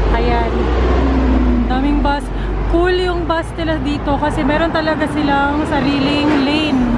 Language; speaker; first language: Filipino; non-native, local second language; Cebuano